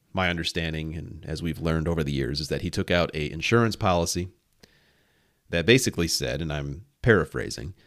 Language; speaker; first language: English; native; English